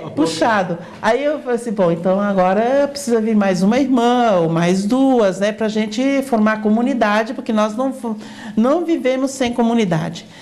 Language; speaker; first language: Portuguese; native; Portuguese